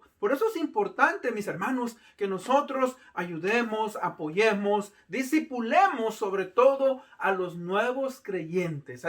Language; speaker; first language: Spanish; native; Spanish